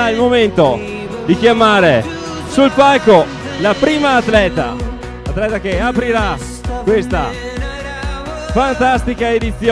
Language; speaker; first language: Italian; native; Italian